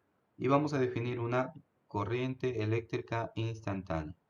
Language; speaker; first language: Spanish; native; Spanish